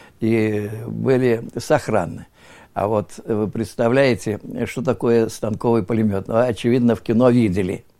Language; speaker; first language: Russian; native; Russian